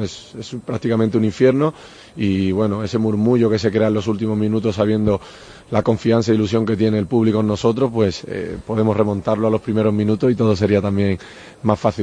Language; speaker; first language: Spanish; native; Spanish